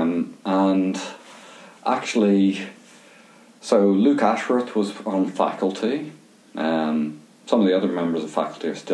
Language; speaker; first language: English; native; English